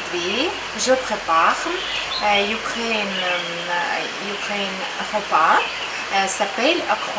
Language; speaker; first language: French; non-native, learner; Russian